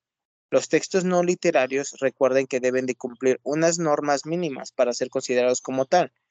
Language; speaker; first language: Spanish; native; Spanish